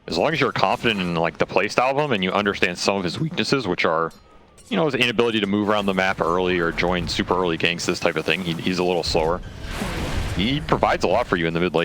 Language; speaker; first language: English; native; English